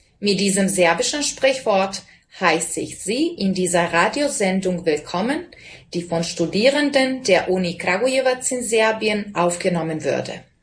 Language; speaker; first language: German; non-native, fluent; Serbian